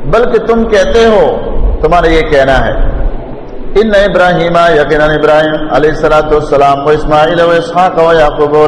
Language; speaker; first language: Urdu; non-native, local second language; Pashto